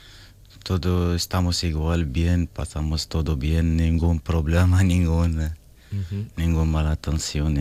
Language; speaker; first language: Spanish; non-native, learner; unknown